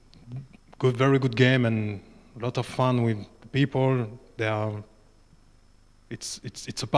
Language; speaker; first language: English; non-native, learner; French